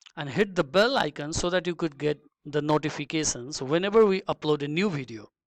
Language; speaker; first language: English; non-native, local second language; Nepali